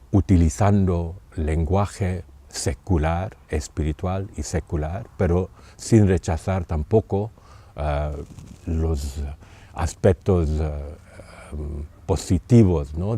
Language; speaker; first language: Spanish; non-native, fluent; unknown